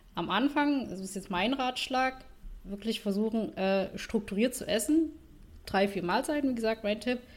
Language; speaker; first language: German; non-native, fluent; Vietnamese